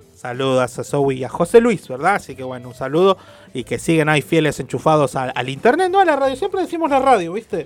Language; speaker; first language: Spanish; native; Spanish